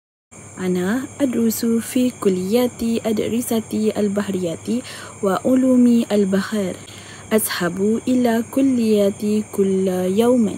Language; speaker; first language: Arabic; non-native, learner; Malay